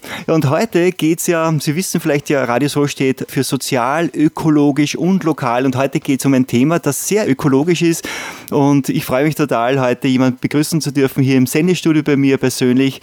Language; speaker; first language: German; native; German